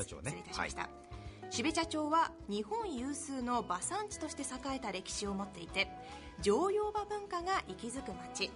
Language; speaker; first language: Japanese; native; Japanese